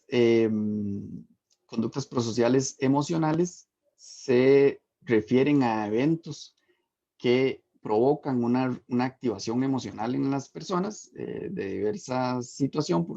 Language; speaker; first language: Spanish; native; Spanish